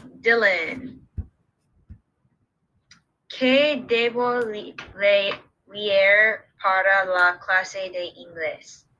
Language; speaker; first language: Spanish; non-native, learner; English